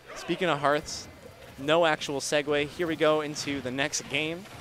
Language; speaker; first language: English; native; English